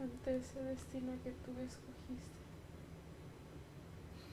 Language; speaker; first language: Spanish; native; Spanish